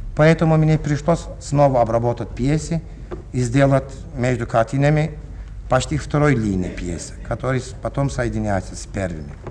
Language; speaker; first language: Russian; non-native, learner; Turkish